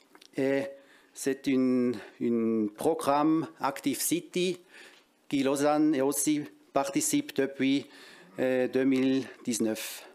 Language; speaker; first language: French; non-native, local second language; German